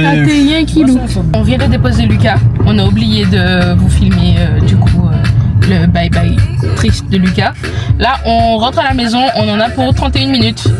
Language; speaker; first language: French; native; French